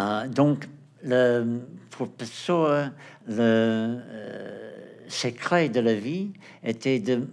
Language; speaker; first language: French; non-native, fluent; Portuguese